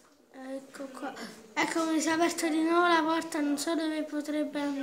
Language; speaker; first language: Italian; native; Italian